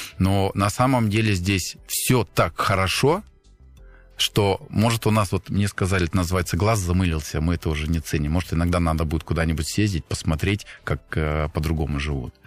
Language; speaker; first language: Russian; non-native, fluent; German